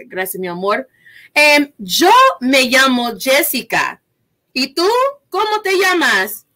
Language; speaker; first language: Spanish; early bilingual, heritage; Spanish